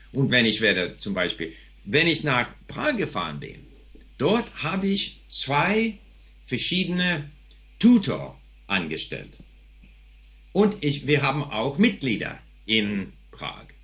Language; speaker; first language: German; non-native, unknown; English